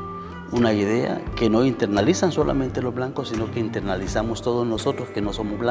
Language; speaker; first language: Spanish; native; Spanish